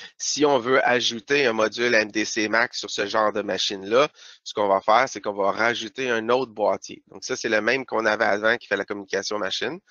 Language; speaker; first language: French; native; French